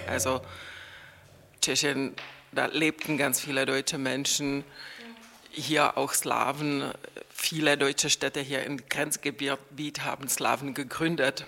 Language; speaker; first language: German; non-native, fluent; Czech